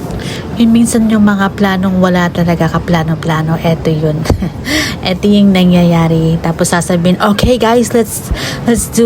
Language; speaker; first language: Filipino; native; Filipino